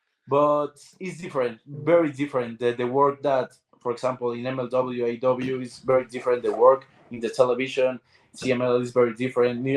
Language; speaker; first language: English; non-native, learner; Spanish